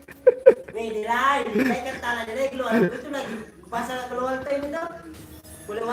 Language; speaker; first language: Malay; non-native, local second language; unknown